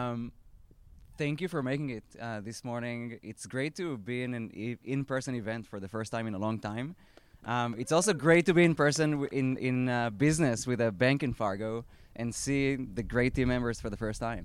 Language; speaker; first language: English; non-native, fluent; Hebrew